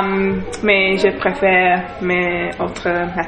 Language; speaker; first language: French; non-native, learner; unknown